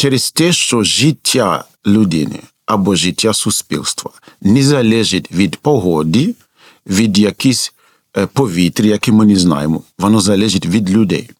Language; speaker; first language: Ukrainian; non-native, fluent; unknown